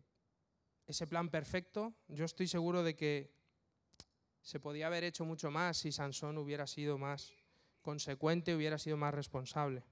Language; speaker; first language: Spanish; native; Spanish